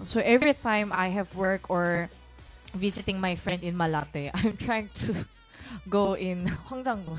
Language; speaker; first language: English; non-native, fluent; Korean